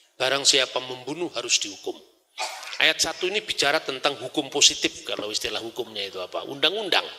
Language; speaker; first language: Indonesian; non-native, local second language; Javanese